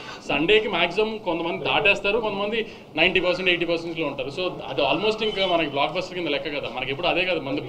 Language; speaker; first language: Telugu; native; Telugu